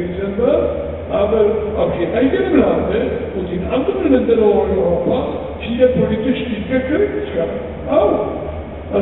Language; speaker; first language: German; non-native, fluent; Polish